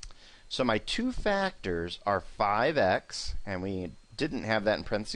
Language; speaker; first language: English; native; English